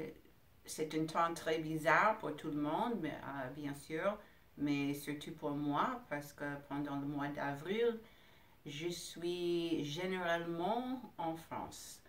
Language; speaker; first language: French; non-native, fluent; English